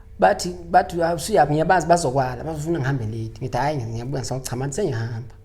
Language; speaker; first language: Zulu; native; Zulu